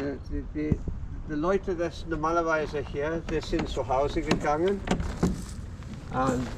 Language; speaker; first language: German; non-native, learner; English